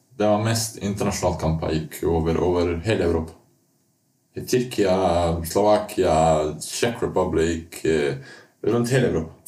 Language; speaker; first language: Norwegian; non-native, fluent; Bosnian